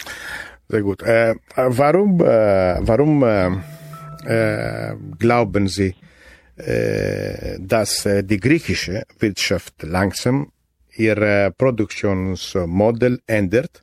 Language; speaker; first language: German; non-native, fluent; Greek